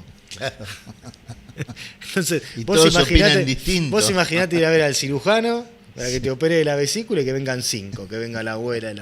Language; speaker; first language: Spanish; native; Spanish